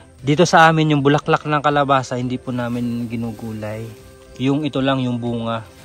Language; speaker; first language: Filipino; non-native, local second language; Cebuano